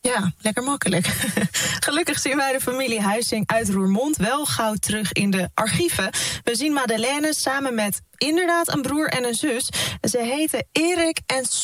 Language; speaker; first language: Dutch; native; Dutch